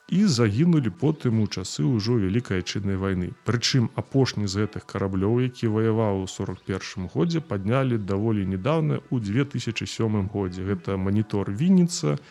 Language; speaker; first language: Belarusian; non-native, local second language; Russian